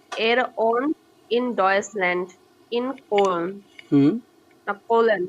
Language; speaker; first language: German; non-native, learner; Bangla